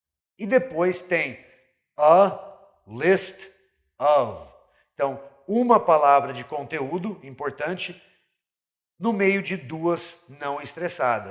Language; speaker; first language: Portuguese; non-native, fluent; English